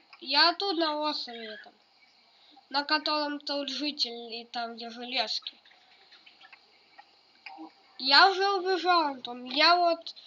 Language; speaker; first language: Russian; native; Russian